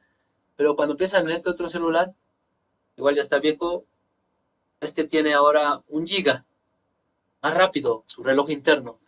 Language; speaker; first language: Spanish; native; Spanish